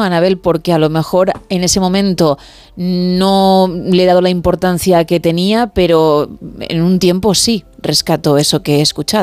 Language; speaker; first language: Spanish; native; Spanish